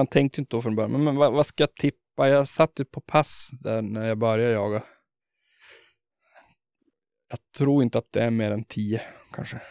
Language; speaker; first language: Swedish; native; Swedish